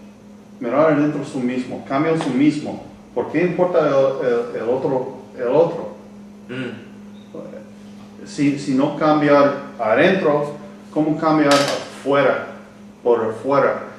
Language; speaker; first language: Spanish; non-native, learner; English